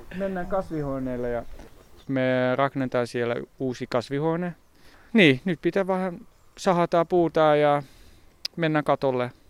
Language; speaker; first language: Finnish; non-native, fluent; Dutch